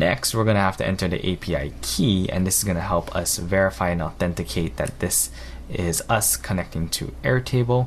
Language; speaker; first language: English; native; English